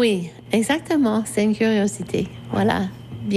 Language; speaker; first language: French; non-native, fluent; English